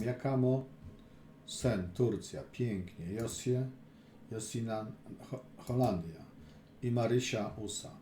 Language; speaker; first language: Polish; native; Polish